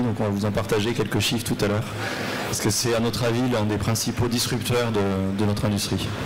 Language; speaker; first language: French; native; French